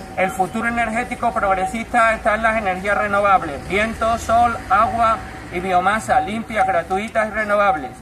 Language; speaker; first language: Spanish; native; Spanish